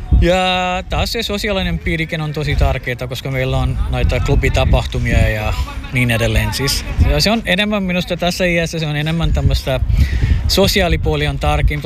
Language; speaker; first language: Finnish; non-native, fluent; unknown